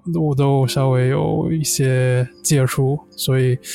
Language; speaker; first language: Chinese; non-native, fluent; English